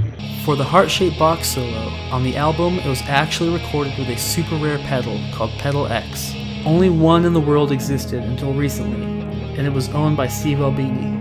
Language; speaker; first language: English; native; English